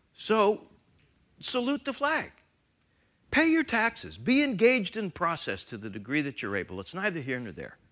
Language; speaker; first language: English; native; English